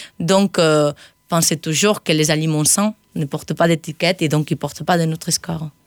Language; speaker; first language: French; non-native, fluent; Spanish